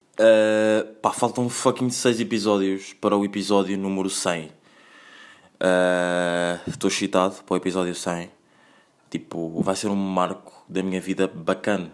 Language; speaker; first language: Portuguese; native; Portuguese